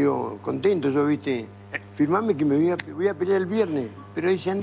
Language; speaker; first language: Spanish; native; Spanish